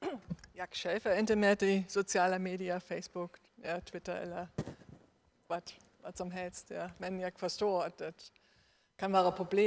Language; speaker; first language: Swedish; non-native, fluent; German